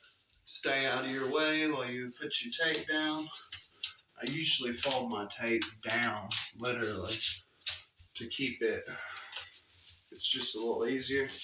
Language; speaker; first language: English; native; English